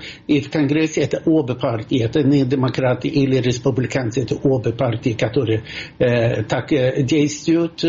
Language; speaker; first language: Russian; non-native, fluent; Swedish